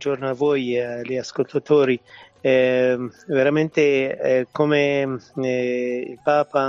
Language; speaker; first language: Italian; non-native, fluent; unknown